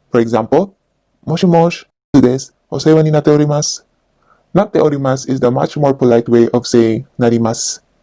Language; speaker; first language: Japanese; non-native, learner; Filipino